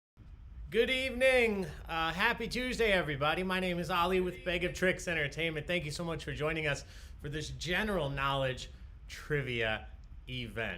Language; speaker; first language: English; native; English